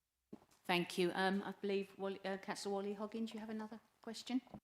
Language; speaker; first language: English; native; English